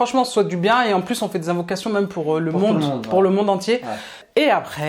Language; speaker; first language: French; native; French